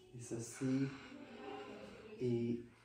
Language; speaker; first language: Spanish; non-native, learner; Urdu